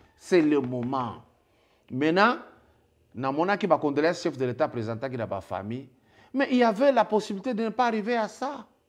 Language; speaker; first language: French; non-native, local second language; Lingala